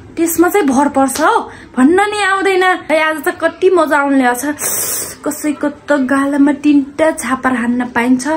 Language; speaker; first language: Nepali; non-native, local second language; Dangaura Tharu